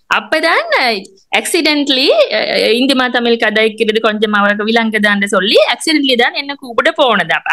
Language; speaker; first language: Tamil; non-native, local second language; Sinhala